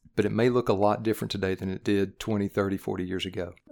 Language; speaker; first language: English; native; English